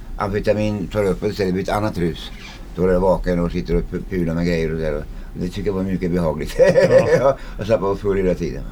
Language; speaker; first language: Swedish; early bilingual, other home language; Finnish